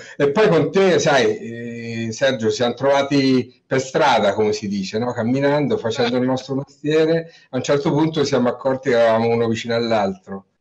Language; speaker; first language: Italian; native; Italian